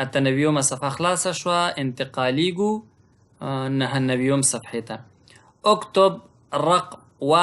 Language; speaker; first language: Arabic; non-native, fluent; Pashto